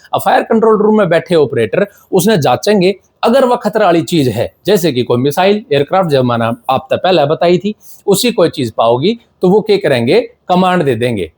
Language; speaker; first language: Hindi; native; Hindi